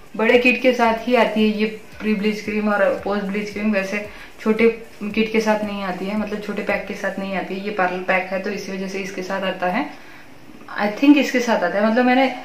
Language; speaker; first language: Hindi; non-native, local second language; Marathi